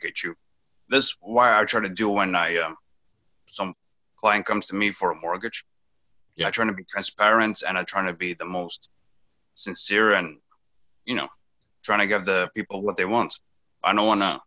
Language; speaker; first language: English; non-native, fluent; Portuguese